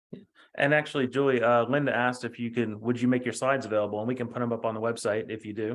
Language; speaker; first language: English; native; English